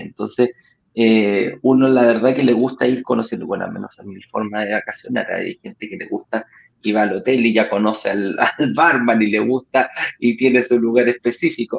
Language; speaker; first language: Spanish; native; Spanish